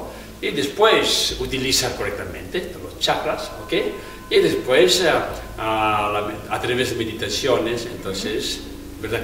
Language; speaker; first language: Spanish; non-native, fluent; Tibetan